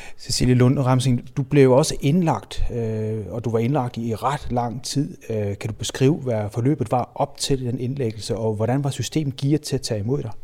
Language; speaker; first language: Danish; native; Danish